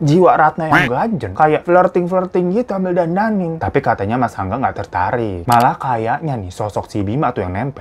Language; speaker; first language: Indonesian; native; Indonesian